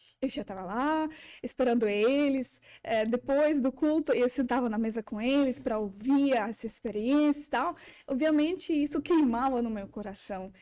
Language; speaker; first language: Portuguese; non-native, fluent; Ukrainian